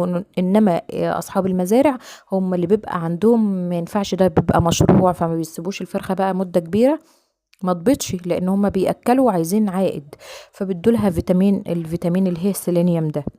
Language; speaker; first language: Arabic; native; Arabic